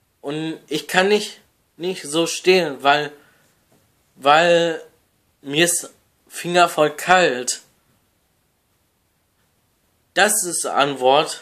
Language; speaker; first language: German; non-native, learner; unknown